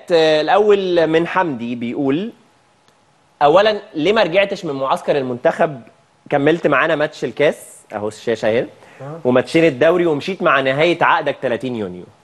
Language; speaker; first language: Arabic; native; Arabic